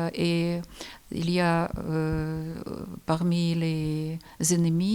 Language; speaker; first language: French; non-native, fluent; Ukrainian